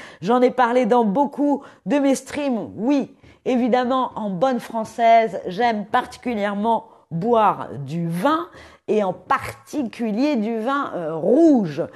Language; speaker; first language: French; native; French